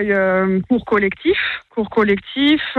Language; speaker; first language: German; non-native, local second language; French